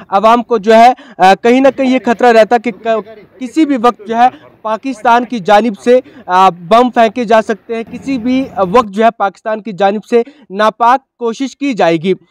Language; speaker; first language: Hindi; non-native, local second language; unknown